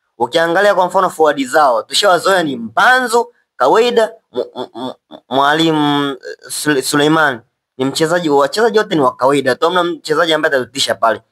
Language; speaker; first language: Swahili; native; Swahili